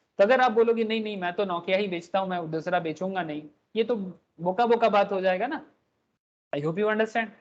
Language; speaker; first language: Hindi; non-native, local second language; Bangla